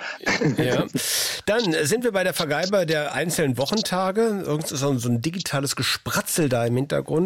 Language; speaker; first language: German; native; German